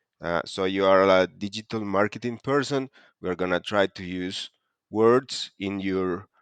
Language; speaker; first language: English; non-native, fluent; Spanish